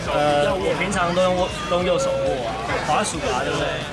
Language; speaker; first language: Chinese; native; Chinese